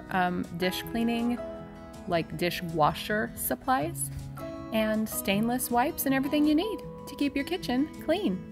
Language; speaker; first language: English; native; English